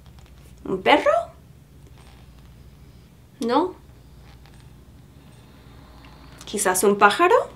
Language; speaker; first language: Spanish; non-native, fluent; English